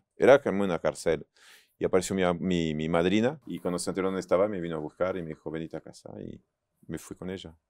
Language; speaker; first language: Spanish; non-native, fluent; French